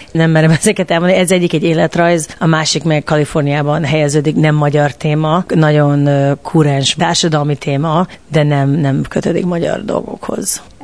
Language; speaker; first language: Hungarian; early bilingual, heritage; Hungarian